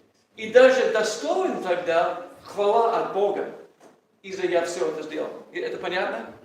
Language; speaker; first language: Russian; non-native, learner; English